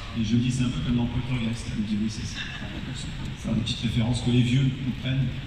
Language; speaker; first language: French; native; French